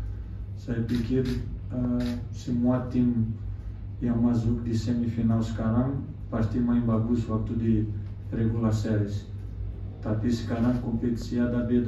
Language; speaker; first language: Indonesian; non-native, fluent; Portuguese